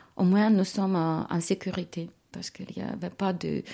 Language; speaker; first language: French; non-native, fluent; Ukrainian